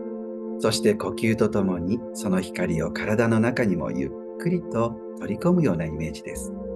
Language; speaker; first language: Japanese; native; Japanese